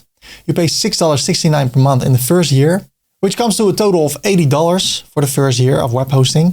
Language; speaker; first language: English; non-native, fluent; Dutch